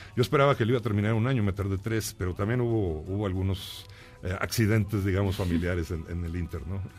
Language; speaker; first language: Spanish; native; Spanish